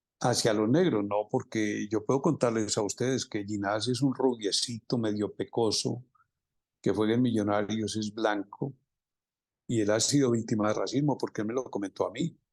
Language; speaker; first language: Spanish; native; Spanish